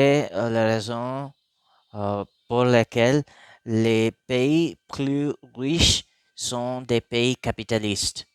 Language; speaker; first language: French; non-native, learner; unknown